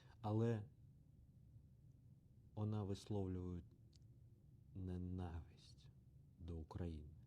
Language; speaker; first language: Ukrainian; non-native, learner; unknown